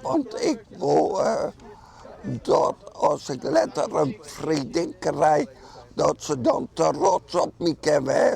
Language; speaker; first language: Dutch; non-native, local second language; Western Frisian